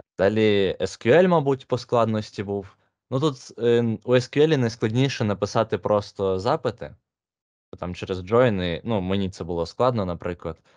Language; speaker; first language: Ukrainian; non-native, local second language; Russian